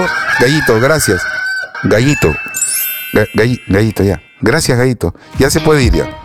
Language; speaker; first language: Spanish; native; Spanish